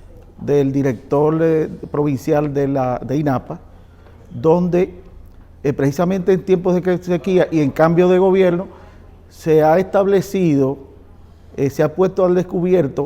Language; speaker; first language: Spanish; native; Spanish